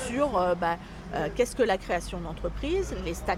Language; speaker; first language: French; native; French